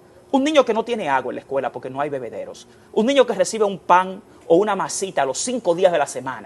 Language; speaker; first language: Spanish; native; Spanish